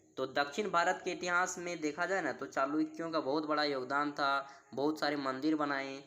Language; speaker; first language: Hindi; native; Hindi